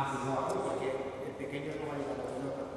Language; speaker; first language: Spanish; native; Spanish